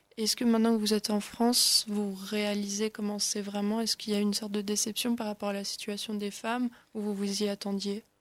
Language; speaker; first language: French; native; French